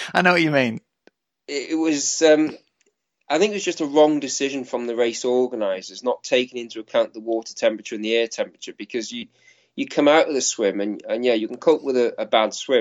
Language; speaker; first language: English; native; English